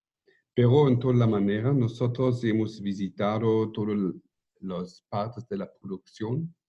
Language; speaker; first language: Spanish; non-native, fluent; German